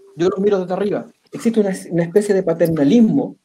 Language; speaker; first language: Spanish; native; Spanish